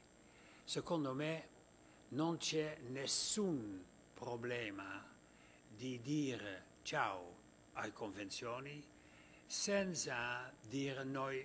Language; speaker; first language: Italian; non-native, fluent; Dutch